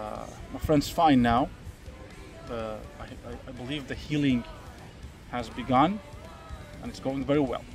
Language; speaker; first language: English; non-native, fluent; Persian